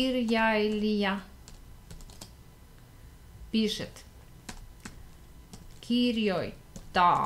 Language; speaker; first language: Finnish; non-native, fluent; Russian